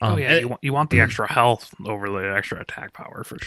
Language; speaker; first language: English; native; English